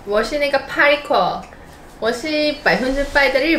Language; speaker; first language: Chinese; non-native, fluent; Japanese